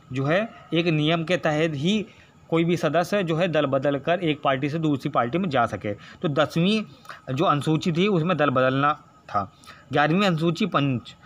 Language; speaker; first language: Hindi; native; Hindi